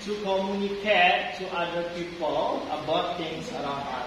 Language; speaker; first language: English; non-native, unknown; Indonesian